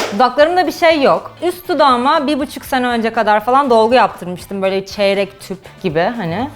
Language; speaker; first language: Turkish; early bilingual, heritage; Russian